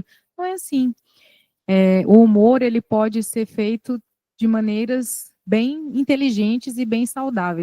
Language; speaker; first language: Portuguese; native; Portuguese